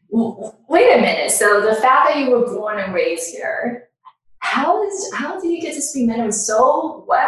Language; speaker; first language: English; non-native, fluent; Chinese